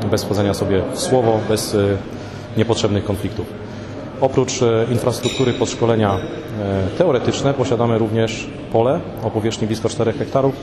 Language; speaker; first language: Polish; native; Polish